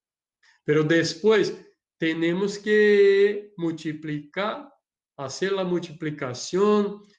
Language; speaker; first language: Spanish; non-native, learner; Portuguese